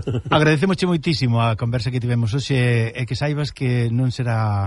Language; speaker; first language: Galician; native; Galician